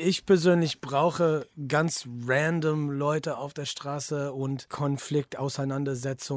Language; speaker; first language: German; non-native, fluent; English